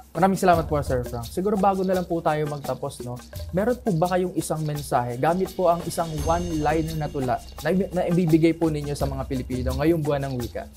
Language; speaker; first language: Filipino; native; Filipino